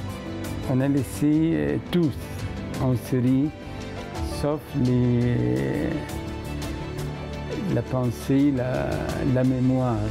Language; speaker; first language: French; non-native, fluent; Arabic